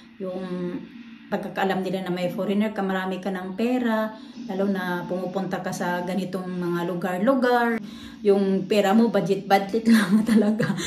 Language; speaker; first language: Filipino; non-native, local second language; Waray